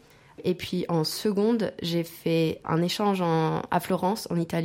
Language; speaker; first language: French; non-native, fluent; Spanish